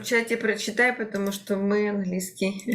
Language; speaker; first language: Russian; native; Russian